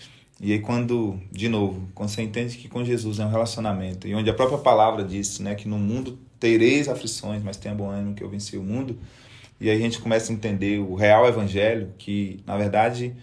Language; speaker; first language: Portuguese; native; Portuguese